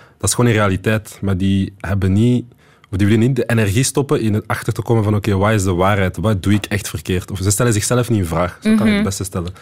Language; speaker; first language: Dutch; early bilingual, other home language; Lingala